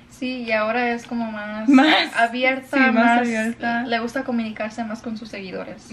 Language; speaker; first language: Spanish; early bilingual, other home language; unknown